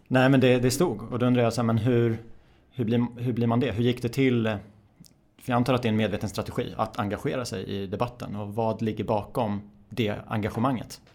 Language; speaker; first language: Swedish; early bilingual, other home language; Persian